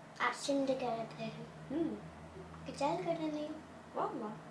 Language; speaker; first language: Turkish; early bilingual, heritage; English